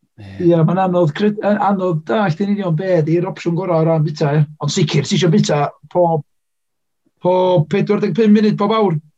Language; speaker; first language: Welsh; native; Welsh